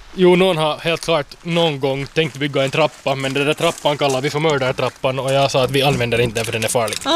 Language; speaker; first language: Swedish; native; Swedish